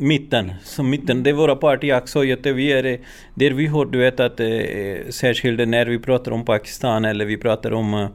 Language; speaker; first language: Swedish; non-native, learner; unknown